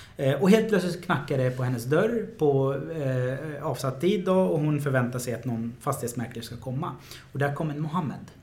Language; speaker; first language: Swedish; early bilingual, other home language; Arabic